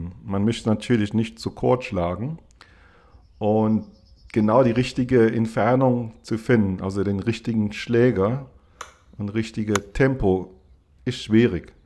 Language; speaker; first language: German; non-native, fluent; English